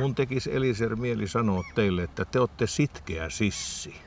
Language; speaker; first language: Finnish; native; Finnish